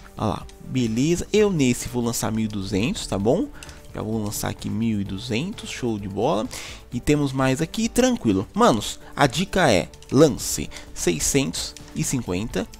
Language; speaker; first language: Portuguese; native; Portuguese